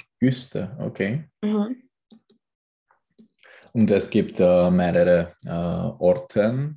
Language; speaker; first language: German; non-native, learner; Czech